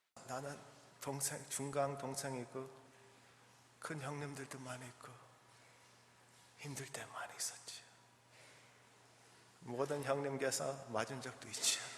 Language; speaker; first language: Korean; early bilingual, heritage; English